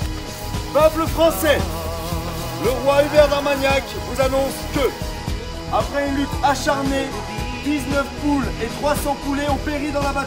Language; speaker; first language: French; native; French